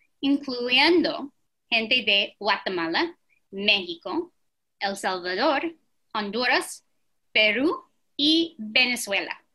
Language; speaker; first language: Spanish; non-native, fluent; English